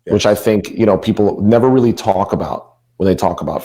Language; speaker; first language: English; native; English